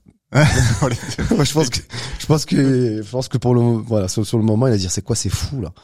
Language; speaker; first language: French; native; French